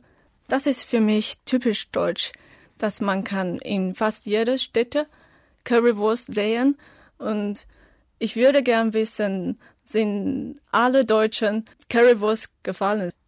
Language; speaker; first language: German; non-native, learner; Chinese